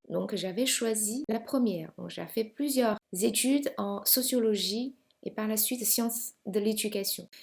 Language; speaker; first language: French; non-native, fluent; Chinese